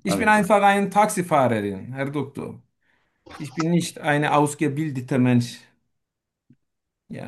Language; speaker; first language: German; non-native, learner; Turkish